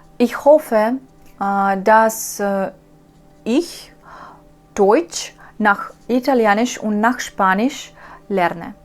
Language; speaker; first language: German; non-native, learner; Russian